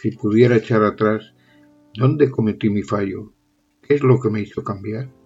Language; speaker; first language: Spanish; non-native, local second language; Catalan